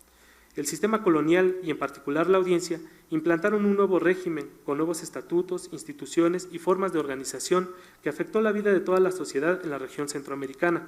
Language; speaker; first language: Spanish; native; Spanish